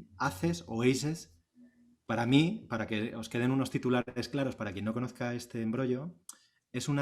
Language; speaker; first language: Spanish; native; Spanish